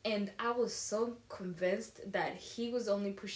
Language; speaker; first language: English; non-native, local second language; Kinyarwanda